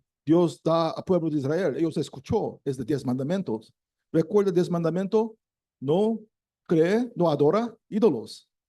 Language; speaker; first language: Spanish; non-native, learner; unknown